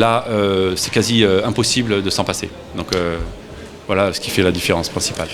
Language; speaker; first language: French; native; French